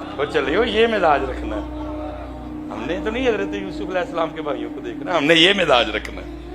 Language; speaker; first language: Urdu; non-native, local second language; Punjabi